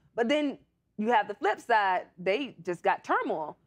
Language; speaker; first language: English; native; English